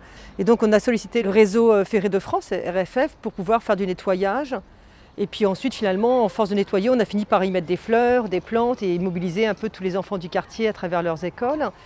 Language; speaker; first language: French; native; French